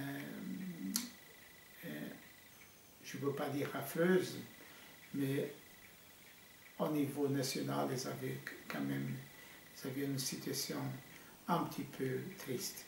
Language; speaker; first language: French; non-native, fluent; Portuguese